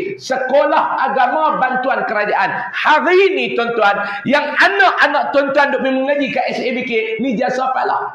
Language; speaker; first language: Malay; native; Malay